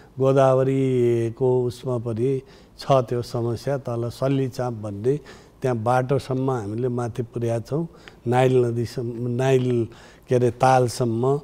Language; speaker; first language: Nepali; native; Nepali